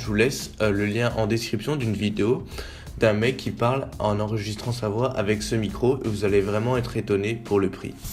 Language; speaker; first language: French; native; French